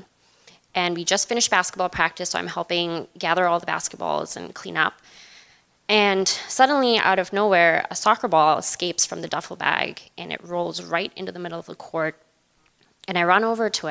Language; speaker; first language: English; non-native, local second language; Urdu